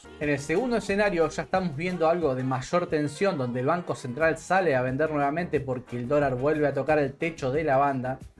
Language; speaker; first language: Spanish; native; Spanish